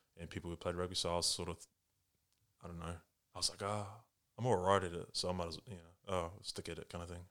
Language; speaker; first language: English; early bilingual, other home language; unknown